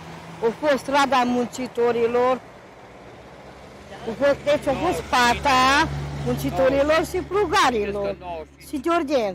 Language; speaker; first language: Romanian; non-native, local second language; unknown